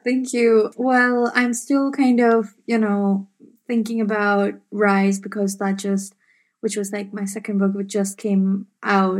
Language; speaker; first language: English; non-native, local second language; Urdu